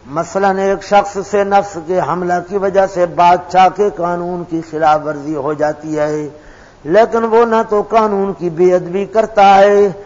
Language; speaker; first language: Urdu; non-native, local second language; Pashto